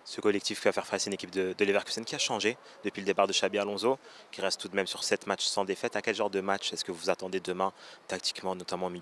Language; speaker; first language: French; native; French